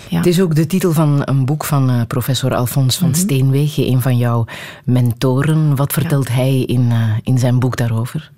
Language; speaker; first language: Dutch; native; Dutch